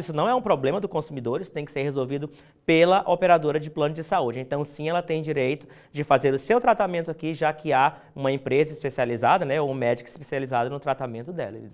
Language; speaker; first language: Portuguese; native; Portuguese